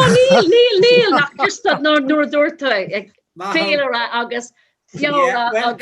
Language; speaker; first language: Irish; non-native, learner; English